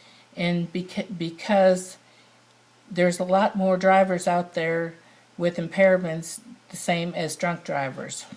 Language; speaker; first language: English; native; English